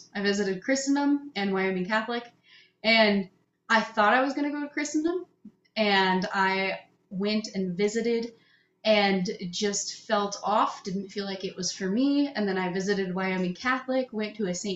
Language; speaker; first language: English; native; English